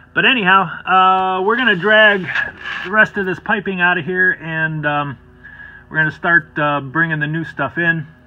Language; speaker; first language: English; native; English